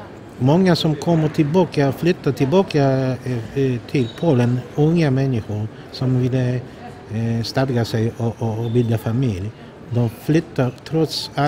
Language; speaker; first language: Swedish; non-native, fluent; Polish